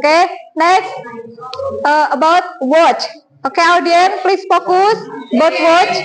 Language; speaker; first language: English; non-native, learner; Indonesian